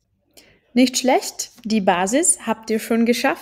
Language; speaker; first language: German; non-native, fluent; Czech